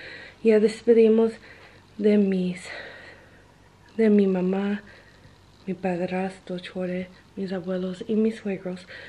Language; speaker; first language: Spanish; early bilingual, heritage; Spanish